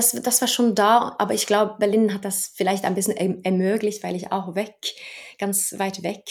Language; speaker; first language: German; non-native, fluent; Norwegian